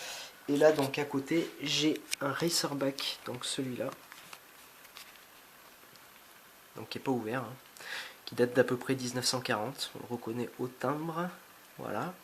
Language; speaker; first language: French; native; French